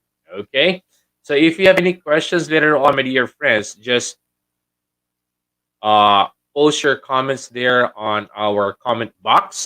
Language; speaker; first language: English; non-native, local second language; Filipino